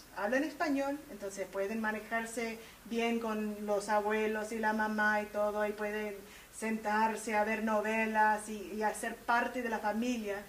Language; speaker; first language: Spanish; early bilingual, heritage; Spanish